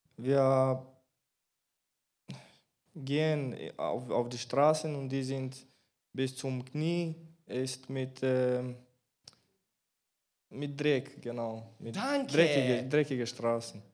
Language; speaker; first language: German; non-native, learner; Bulgarian